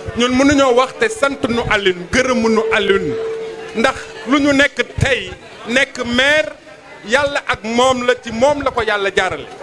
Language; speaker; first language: Wolof; native; Wolof